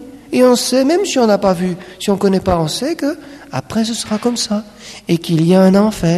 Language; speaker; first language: French; native; French